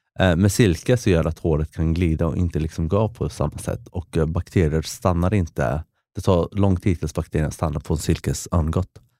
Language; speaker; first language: Swedish; early bilingual, other home language; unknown